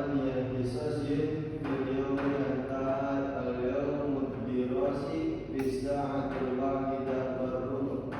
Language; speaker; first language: Arabic; non-native, learner; Indonesian